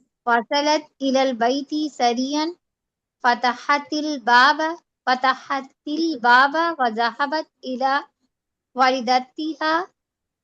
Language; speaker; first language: Arabic; non-native, learner; Urdu